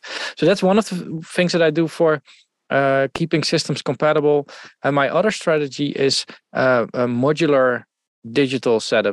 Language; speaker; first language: English; non-native, fluent; Dutch